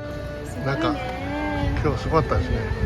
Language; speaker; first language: Japanese; native; Japanese